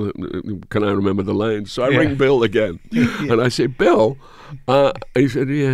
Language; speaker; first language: English; native; English